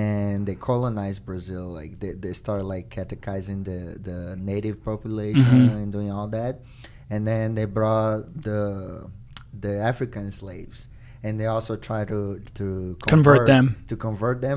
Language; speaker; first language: English; non-native, fluent; Portuguese